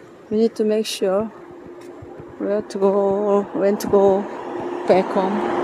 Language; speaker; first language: English; non-native, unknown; Korean